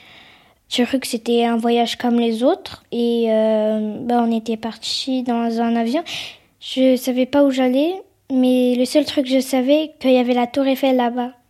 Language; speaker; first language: French; early bilingual, other home language; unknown